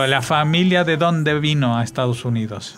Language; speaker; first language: Spanish; native; Spanish